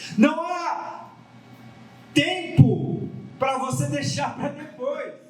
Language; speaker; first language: Portuguese; native; Portuguese